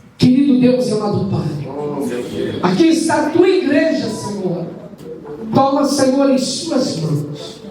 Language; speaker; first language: Portuguese; native; Portuguese